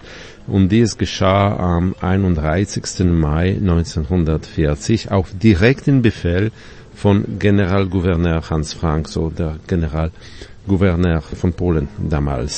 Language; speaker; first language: German; non-native, fluent; Polish